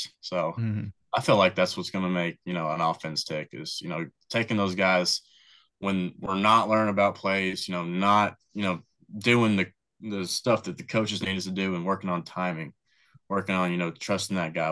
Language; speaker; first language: English; native; English